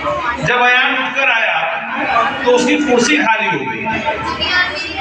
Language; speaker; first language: Hindi; native; Hindi